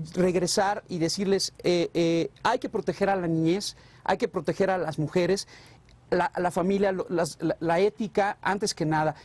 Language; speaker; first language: Spanish; native; Spanish